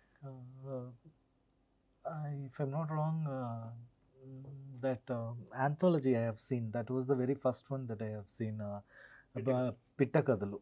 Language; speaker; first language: English; non-native, local second language; Telugu